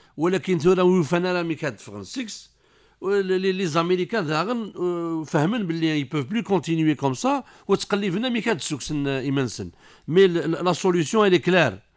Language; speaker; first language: French; non-native, local second language; Kabyle